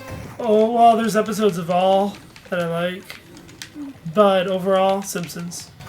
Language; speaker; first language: English; native; English